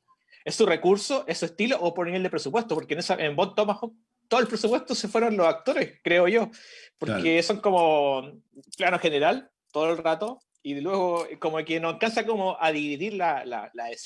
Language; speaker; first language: Spanish; native; Spanish